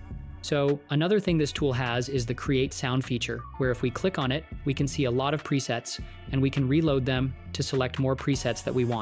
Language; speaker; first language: English; native; English